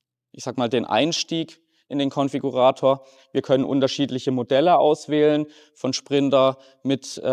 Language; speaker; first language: German; native; German